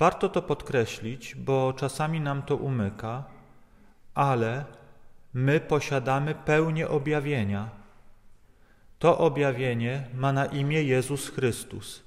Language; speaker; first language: Polish; native; Polish